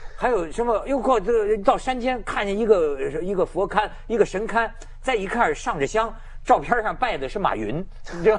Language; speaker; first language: Chinese; native; Chinese